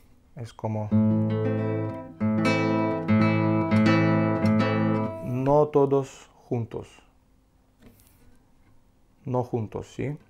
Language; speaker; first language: Spanish; non-native, learner; Russian